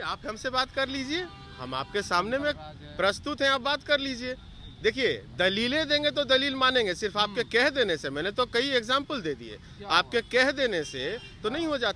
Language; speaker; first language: Hindi; native; Hindi